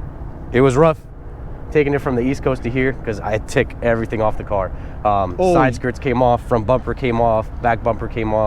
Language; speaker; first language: English; native; English